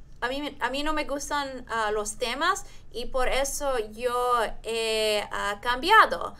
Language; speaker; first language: Spanish; non-native, learner; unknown